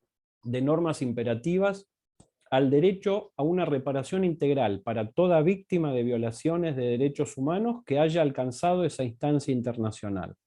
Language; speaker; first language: Spanish; native; Spanish